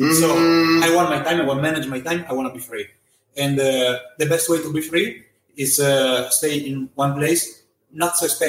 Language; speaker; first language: English; non-native, fluent; Italian